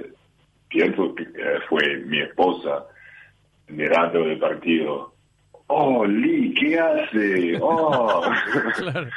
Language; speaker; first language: Spanish; non-native, learner; English